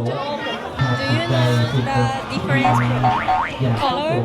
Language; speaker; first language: English; non-native, learner; Thai